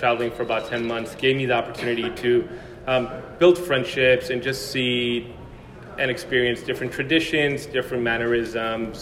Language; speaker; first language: English; native; English